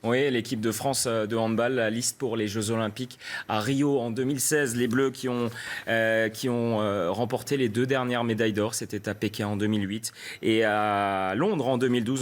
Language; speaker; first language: French; native; French